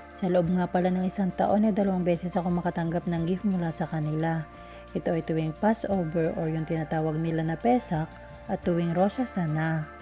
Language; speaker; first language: Filipino; native; Filipino